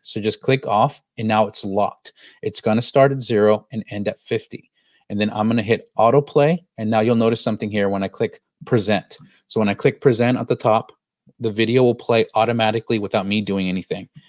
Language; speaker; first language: English; early bilingual, other home language; Spanish